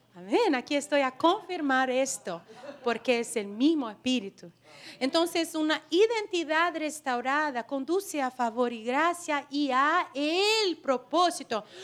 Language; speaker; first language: Spanish; non-native, fluent; Portuguese